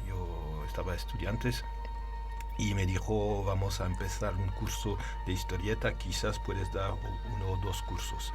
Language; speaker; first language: Spanish; non-native, learner; French